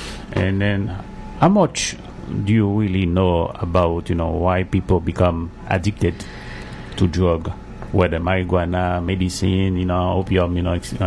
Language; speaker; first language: English; non-native, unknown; Haitian Creole